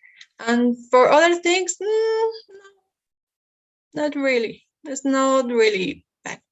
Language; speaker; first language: English; non-native, learner; Spanish